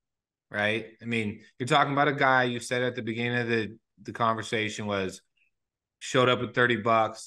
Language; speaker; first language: English; native; English